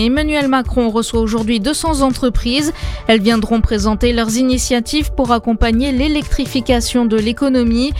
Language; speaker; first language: French; native; French